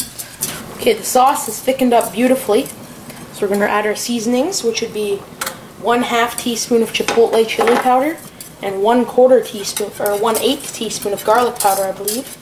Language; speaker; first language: English; native; English